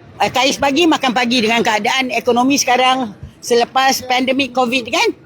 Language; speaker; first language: Malay; native; Malay